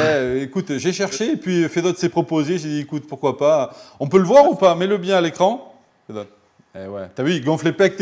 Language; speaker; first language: French; native; French